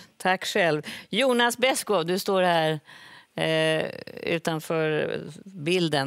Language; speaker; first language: Swedish; native; Swedish